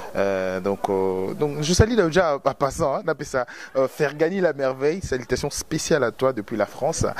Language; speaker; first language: French; non-native, local second language; Lingala